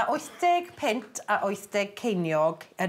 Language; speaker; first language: Welsh; non-native, learner; English